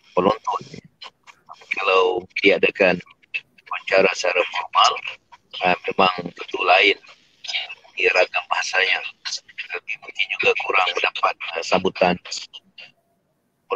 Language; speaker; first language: Malay; native; Malay